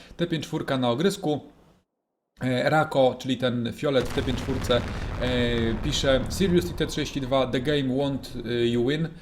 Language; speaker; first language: Polish; native; Polish